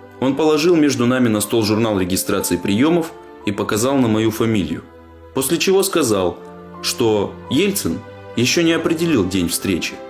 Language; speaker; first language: Russian; non-native, local second language; Ingush